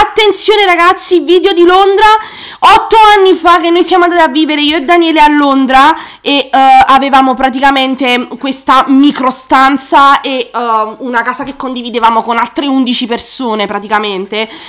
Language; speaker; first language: Italian; native; Italian